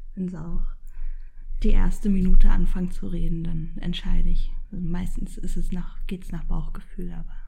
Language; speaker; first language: German; early bilingual, other home language; Polish